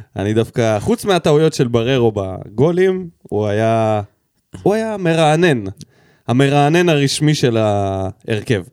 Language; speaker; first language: Hebrew; native; Hebrew